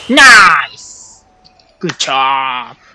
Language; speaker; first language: English; non-native, learner; Japanese